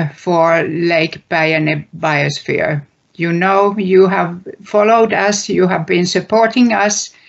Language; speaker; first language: English; non-native, fluent; Finnish